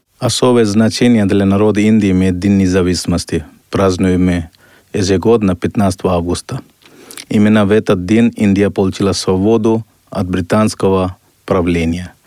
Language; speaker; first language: Russian; non-native, fluent; Hindi